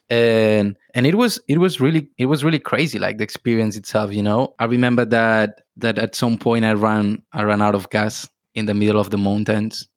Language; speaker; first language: English; non-native, fluent; Spanish